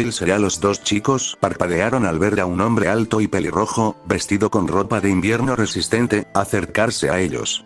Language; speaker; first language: Spanish; native; Spanish